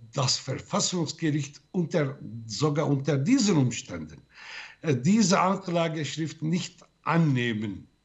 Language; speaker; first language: German; non-native, fluent; Turkish